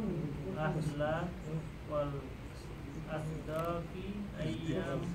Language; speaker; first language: Arabic; non-native, learner; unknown